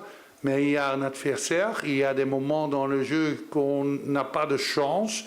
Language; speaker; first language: French; non-native, learner; Dutch